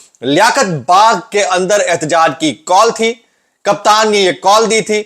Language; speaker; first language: Urdu; native; Urdu